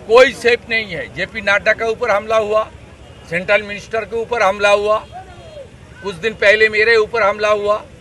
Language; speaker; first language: Hindi; non-native, local second language; Bangla